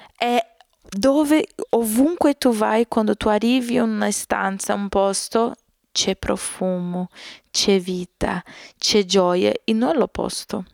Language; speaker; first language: Italian; non-native, fluent; Portuguese